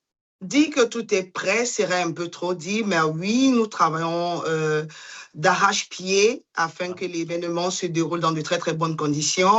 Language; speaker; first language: French; non-native, local second language; Duala